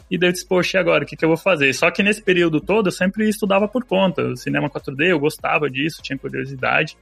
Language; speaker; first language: Portuguese; native; Portuguese